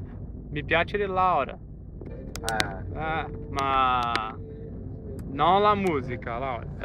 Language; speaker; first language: Italian; non-native, learner; Portuguese